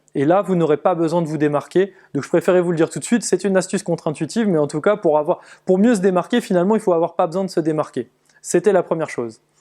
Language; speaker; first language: French; native; French